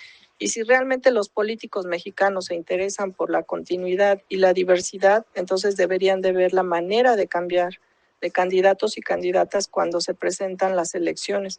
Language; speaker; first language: Spanish; native; Spanish